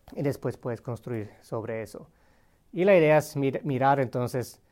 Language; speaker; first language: Spanish; non-native, fluent; Swedish